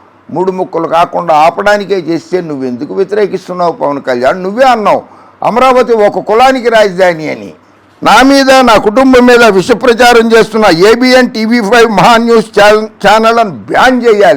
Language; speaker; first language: Telugu; native; Telugu